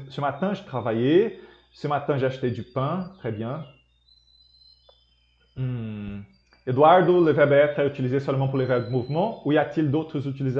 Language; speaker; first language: French; non-native, fluent; Portuguese